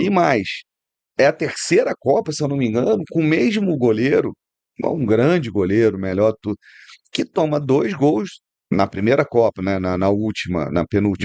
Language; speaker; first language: Portuguese; native; Portuguese